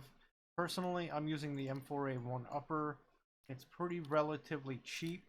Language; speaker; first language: English; native; English